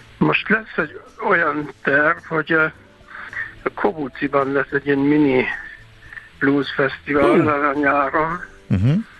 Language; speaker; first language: Hungarian; non-native, fluent; German